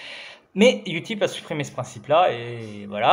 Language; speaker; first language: French; native; French